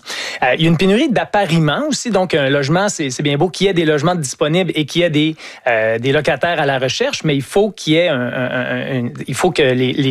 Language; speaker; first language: French; native; French